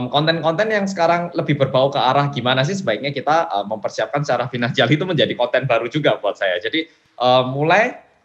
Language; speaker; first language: Indonesian; non-native, fluent; Korean